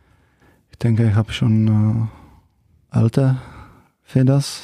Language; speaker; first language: German; non-native, learner; Czech